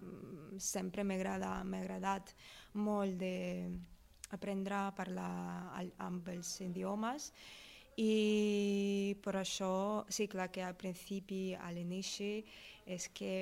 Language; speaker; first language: Catalan; non-native, learner; Russian